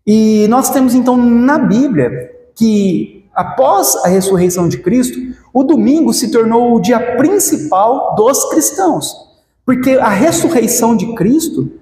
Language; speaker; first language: Portuguese; native; Portuguese